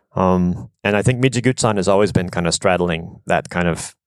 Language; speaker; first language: English; native; English